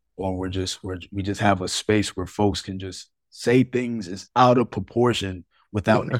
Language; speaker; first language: English; native; English